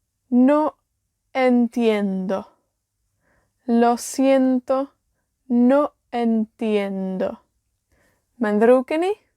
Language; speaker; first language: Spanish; non-native, learner; Welsh